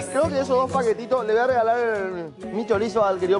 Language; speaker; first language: Spanish; native; Spanish